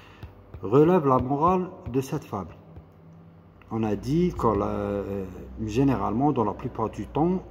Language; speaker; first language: French; non-native, local second language; Arabic